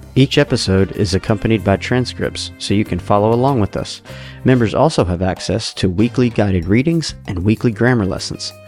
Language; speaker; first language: English; native; English